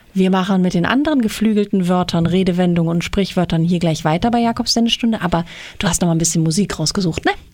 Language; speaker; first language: German; native; German